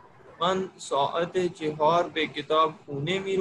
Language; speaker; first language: Persian; non-native, learner; Urdu